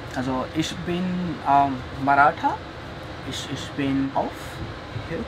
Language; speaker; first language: German; non-native, fluent; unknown